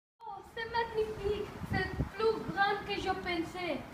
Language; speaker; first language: French; non-native, learner; Spanish